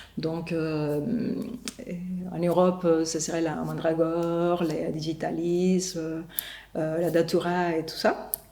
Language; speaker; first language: French; non-native, fluent; Spanish